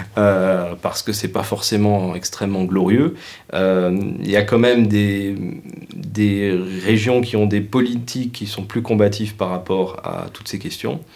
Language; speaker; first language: French; native; French